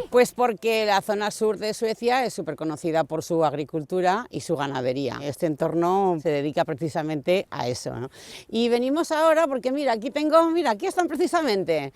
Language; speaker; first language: Spanish; native; Spanish